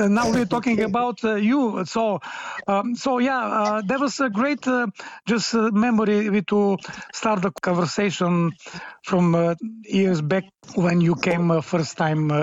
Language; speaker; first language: English; non-native, fluent; Bulgarian